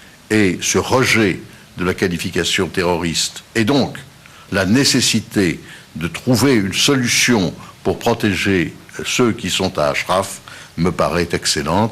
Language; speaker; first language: French; native; French